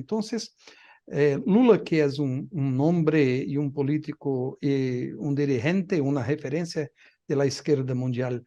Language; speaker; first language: Spanish; non-native, fluent; Portuguese